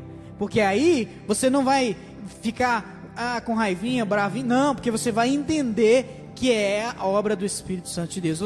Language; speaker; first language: Portuguese; native; Portuguese